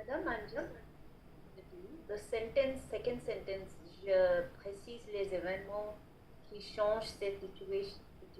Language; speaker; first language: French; non-native, learner; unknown